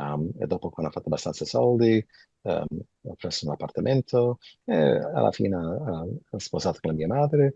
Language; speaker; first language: Italian; early bilingual, heritage; Italian